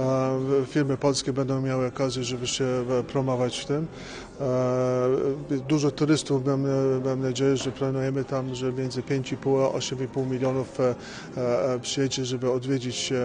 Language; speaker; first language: Polish; early bilingual, heritage; English